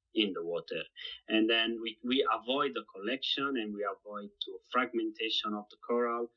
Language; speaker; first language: English; non-native, fluent; Italian